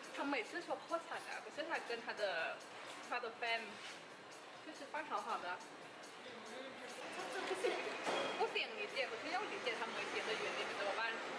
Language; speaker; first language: Chinese; non-native, fluent; Thai